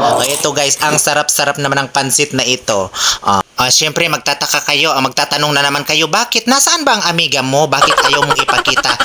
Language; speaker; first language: Filipino; native; Filipino